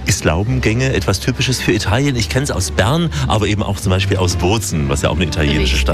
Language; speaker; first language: German; native; German